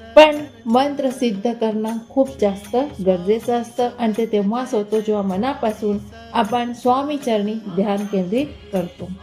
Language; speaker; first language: Marathi; non-native, local second language; Hindi